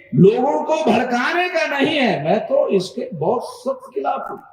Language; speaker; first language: Hindi; non-native, local second language; Marathi